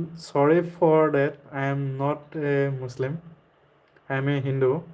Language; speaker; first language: English; non-native, local second language; Assamese